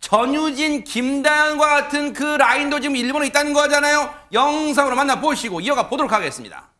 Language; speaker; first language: Korean; native; Korean